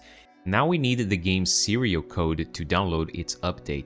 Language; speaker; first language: English; non-native, fluent; Portuguese